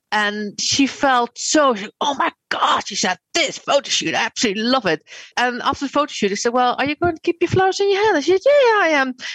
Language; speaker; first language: English; non-native, fluent; Dutch